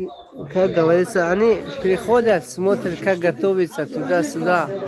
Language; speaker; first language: Russian; non-native, local second language; Tajik